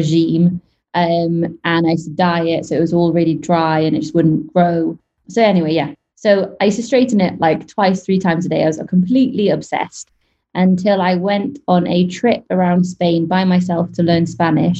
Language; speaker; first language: English; native; English